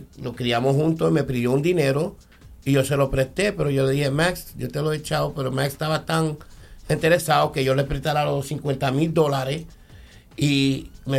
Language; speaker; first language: Spanish; early bilingual, heritage; Spanish